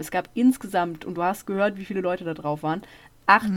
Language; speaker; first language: German; native; German